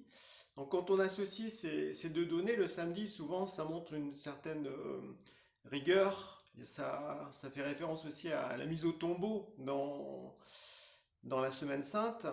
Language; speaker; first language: French; native; French